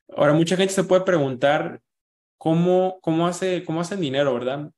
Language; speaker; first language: Spanish; early bilingual, heritage; Spanish